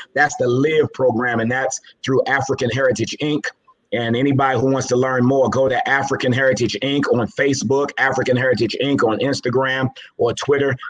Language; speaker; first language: English; native; English